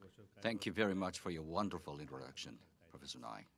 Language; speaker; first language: English; non-native, fluent; Japanese